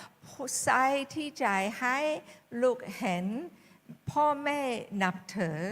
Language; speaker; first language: Thai; non-native, fluent; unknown